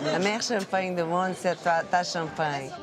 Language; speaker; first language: French; non-native, learner; Portuguese